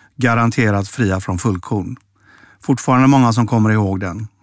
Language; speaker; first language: Swedish; native; Swedish